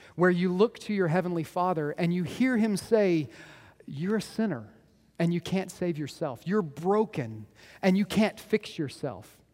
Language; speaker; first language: English; native; English